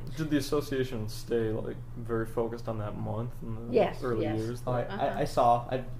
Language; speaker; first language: English; native; English